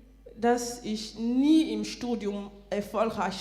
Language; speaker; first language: German; non-native, fluent; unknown